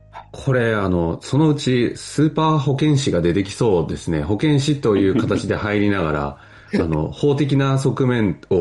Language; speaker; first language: Japanese; native; Japanese